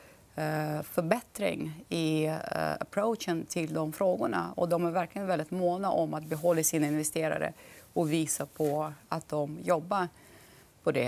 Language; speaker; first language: Swedish; non-native, fluent; Russian